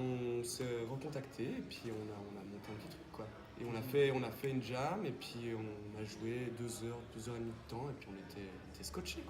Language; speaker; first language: French; native; French